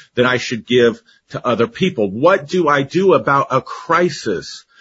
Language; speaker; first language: English; native; English